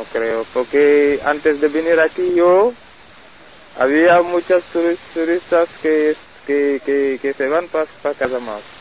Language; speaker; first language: Spanish; non-native, learner; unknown